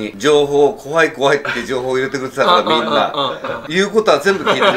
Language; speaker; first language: Japanese; native; Japanese